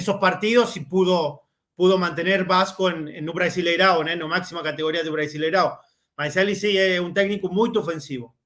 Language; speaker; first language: Portuguese; non-native, learner; Spanish